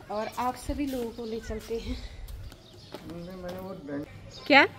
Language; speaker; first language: Hindi; native; Hindi